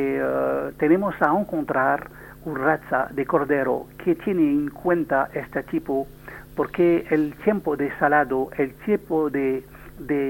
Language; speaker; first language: Spanish; non-native, learner; French